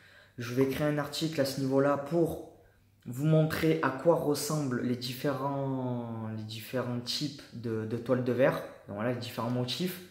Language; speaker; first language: French; native; French